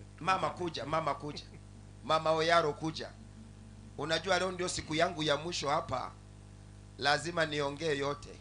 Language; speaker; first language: Swahili; non-native, local second language; Sukuma